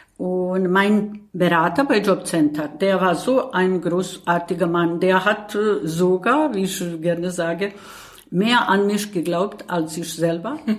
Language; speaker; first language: German; non-native, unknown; Bosnian